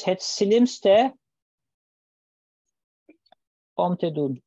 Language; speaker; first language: Dutch; non-native, learner; Turkish